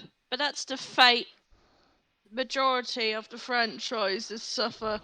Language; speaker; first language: English; native; English